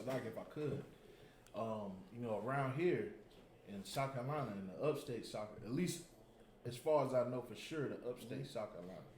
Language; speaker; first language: English; native; English